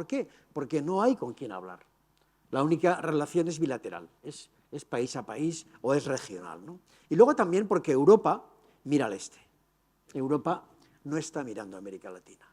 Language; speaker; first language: Spanish; native; Spanish